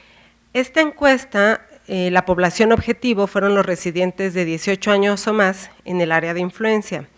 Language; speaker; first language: Spanish; native; Spanish